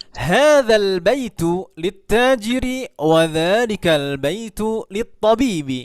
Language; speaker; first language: Arabic; non-native, fluent; Indonesian